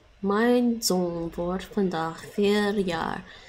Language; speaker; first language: Dutch; non-native, learner; English